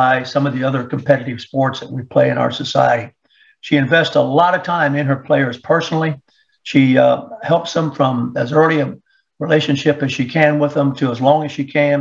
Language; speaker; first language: English; native; English